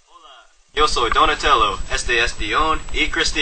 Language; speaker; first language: Spanish; non-native, learner; English